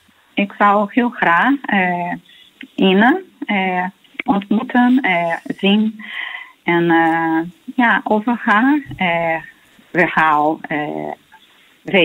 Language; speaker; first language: Dutch; non-native, learner; Portuguese